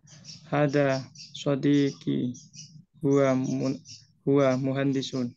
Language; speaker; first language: Arabic; non-native, learner; Indonesian